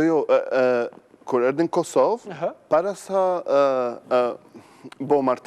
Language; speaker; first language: Albanian; non-native, learner; Arabic